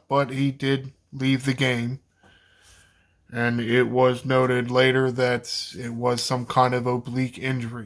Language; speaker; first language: English; native; English